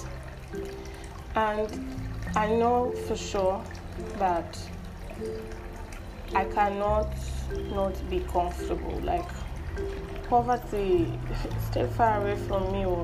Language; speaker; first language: English; non-native, local second language; Yoruba